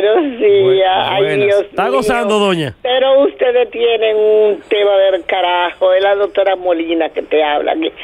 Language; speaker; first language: Spanish; native; Spanish